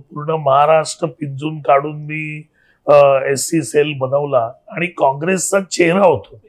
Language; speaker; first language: Marathi; native; Marathi